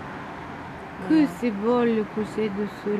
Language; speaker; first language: French; non-native, local second language; Russian